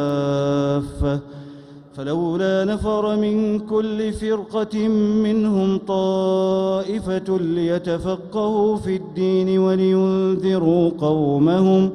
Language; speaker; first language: Arabic; native; Arabic